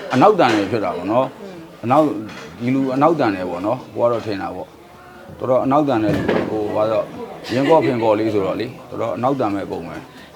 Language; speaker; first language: Burmese; native; Burmese